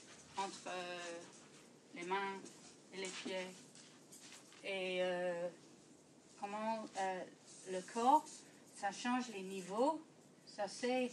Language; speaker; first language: French; non-native, fluent; English